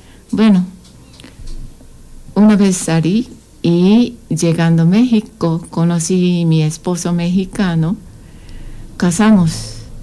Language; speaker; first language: Spanish; non-native, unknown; Japanese